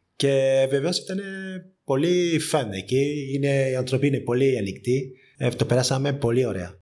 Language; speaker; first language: Greek; non-native, fluent; French